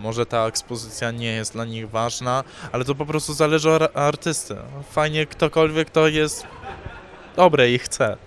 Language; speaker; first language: Polish; early bilingual, heritage; English